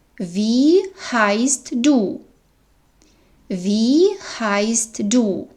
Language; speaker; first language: German; non-native, fluent; Ukrainian